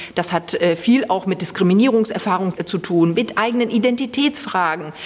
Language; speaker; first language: German; early bilingual, other home language; Polish